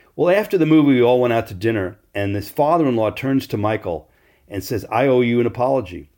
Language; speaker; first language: English; native; English